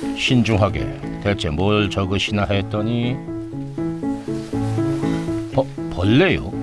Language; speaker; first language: Korean; native; Korean